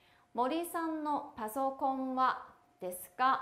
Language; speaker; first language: Japanese; non-native, fluent; Chinese